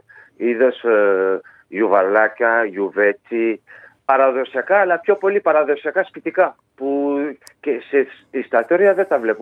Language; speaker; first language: Greek; early bilingual, heritage; Greek